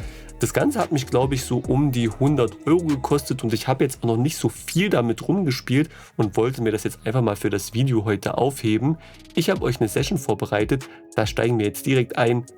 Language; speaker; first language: German; native; German